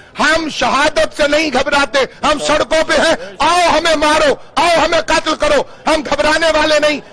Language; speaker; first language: Urdu; non-native, local second language; Saraiki